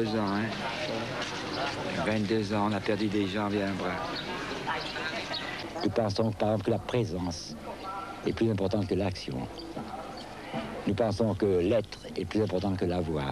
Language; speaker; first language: French; native; French